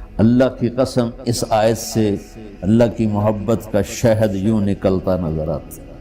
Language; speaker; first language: Urdu; non-native, local second language; Punjabi